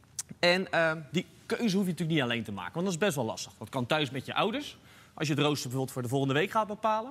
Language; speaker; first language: Dutch; native; Dutch